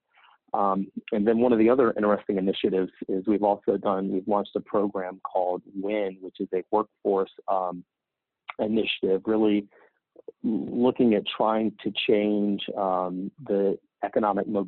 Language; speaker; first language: English; native; English